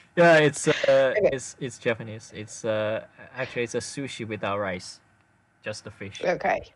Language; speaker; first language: English; non-native, fluent; Chinese